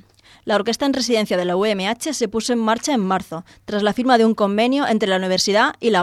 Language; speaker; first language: Spanish; native; Spanish